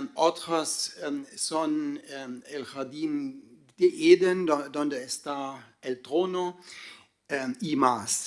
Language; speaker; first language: Spanish; non-native, fluent; German